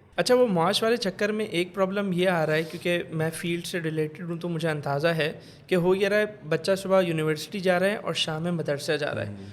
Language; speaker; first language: Urdu; native; Urdu